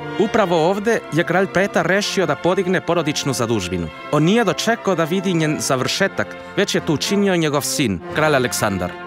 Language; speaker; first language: Croatian; non-native, fluent; Spanish